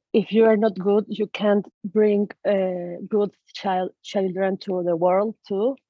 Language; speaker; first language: English; non-native, learner; Spanish